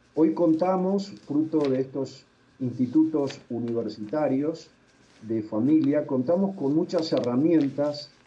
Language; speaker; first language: Spanish; native; Spanish